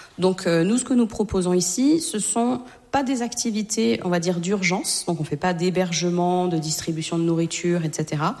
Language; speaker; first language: French; native; French